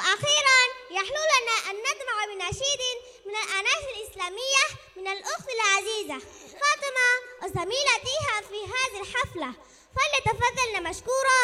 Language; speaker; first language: Arabic; non-native, learner; Bangla